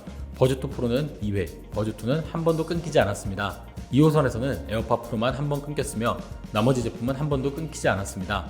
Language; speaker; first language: Korean; native; Korean